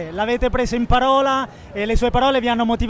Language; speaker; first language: Italian; native; Italian